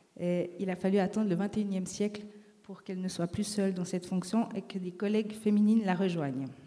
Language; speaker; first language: French; native; French